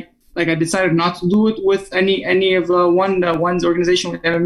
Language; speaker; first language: English; non-native, fluent; Italian